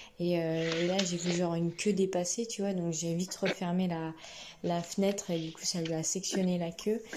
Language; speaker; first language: French; native; French